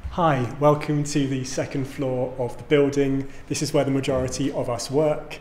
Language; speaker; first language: English; early bilingual, heritage; English